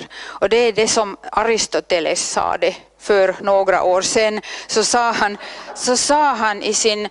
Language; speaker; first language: Swedish; non-native, local second language; Finnish